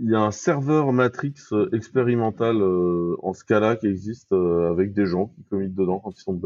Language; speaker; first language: French; native; French